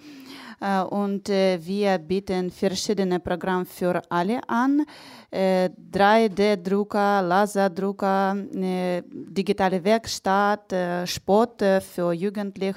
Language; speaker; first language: German; non-native, learner; Ukrainian